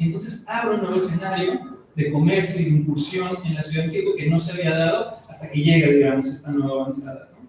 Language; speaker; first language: Spanish; native; Spanish